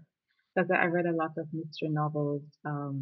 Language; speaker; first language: English; non-native, local second language; Jamaican Creole English